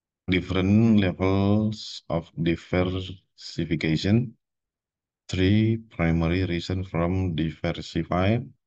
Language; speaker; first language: English; non-native, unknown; Indonesian